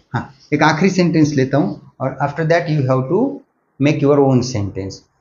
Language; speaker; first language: Hindi; non-native, local second language; Marathi